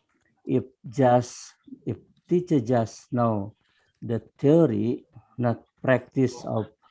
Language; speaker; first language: English; non-native, fluent; Indonesian